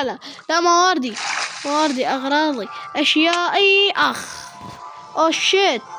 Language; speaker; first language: Arabic; native; Arabic